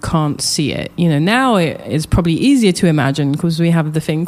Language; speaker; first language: English; native; English